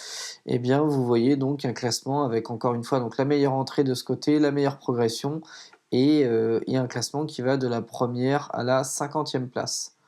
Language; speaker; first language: French; native; French